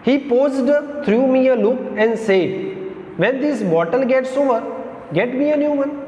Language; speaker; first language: English; non-native, local second language; Gujarati